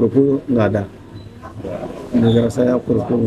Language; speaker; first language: Indonesian; non-native, learner; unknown